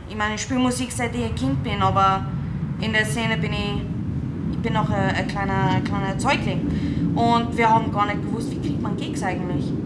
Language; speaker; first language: German; non-native, fluent; English